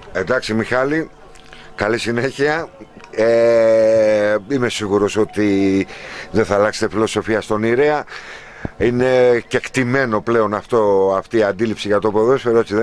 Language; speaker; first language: Greek; native; Greek